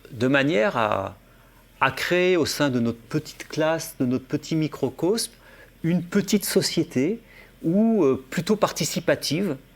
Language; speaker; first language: French; native; French